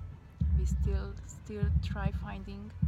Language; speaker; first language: English; non-native, learner; Hungarian